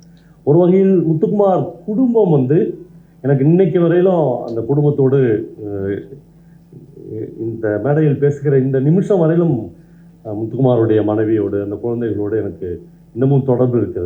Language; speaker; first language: Tamil; native; Tamil